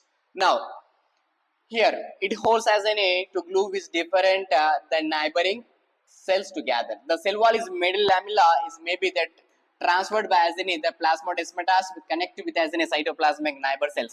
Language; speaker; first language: English; non-native, local second language; Telugu